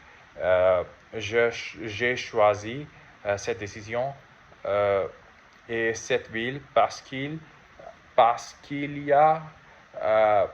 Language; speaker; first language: French; non-native, learner; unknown